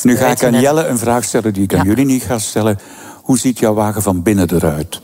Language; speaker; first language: Dutch; native; Dutch